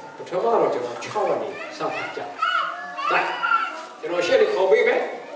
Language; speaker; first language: Burmese; non-native, local second language; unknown